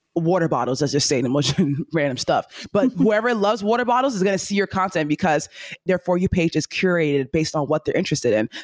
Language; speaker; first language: English; native; English